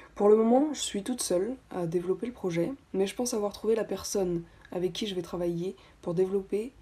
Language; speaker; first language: French; native; French